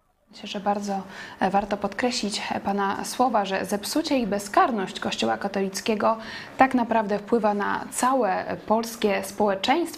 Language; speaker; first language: Polish; native; Polish